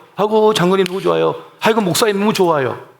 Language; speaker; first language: Korean; native; Korean